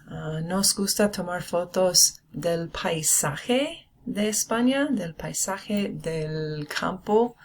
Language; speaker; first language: Spanish; non-native, fluent; English